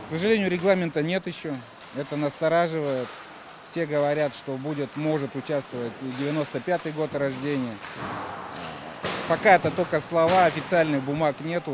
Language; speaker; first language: Russian; native; Russian